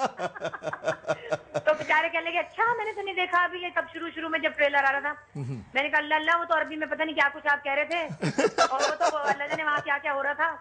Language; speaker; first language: Urdu; native; Urdu